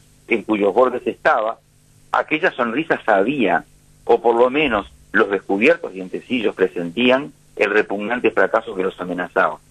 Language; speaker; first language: Spanish; native; Spanish